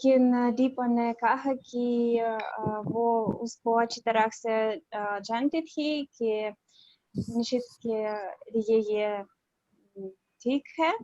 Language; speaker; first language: Hindi; non-native, learner; Russian